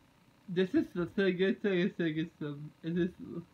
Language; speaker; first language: German; non-native, learner; Turkish